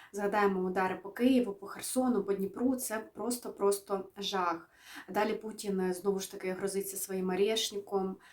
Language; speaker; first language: Ukrainian; native; Ukrainian